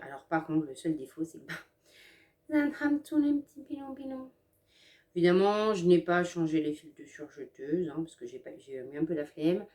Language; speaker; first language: French; native; French